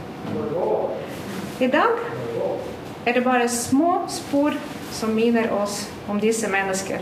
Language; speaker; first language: Norwegian; non-native, fluent; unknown